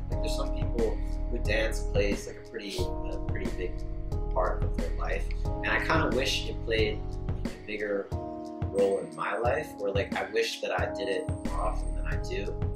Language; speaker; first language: English; native; English